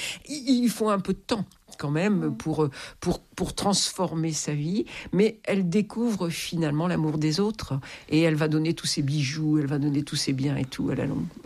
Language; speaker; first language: French; native; French